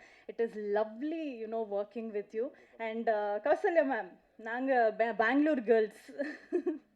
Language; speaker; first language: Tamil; non-native, learner; Kannada